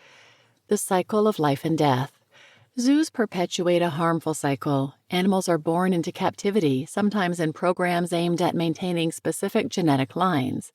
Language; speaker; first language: English; native; English